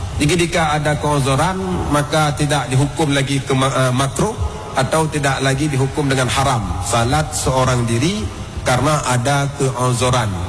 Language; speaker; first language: Indonesian; non-native, local second language; Achinese